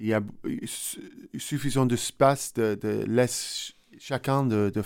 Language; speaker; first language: French; non-native, learner; English